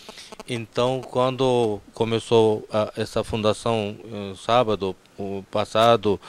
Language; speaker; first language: Portuguese; non-native, fluent; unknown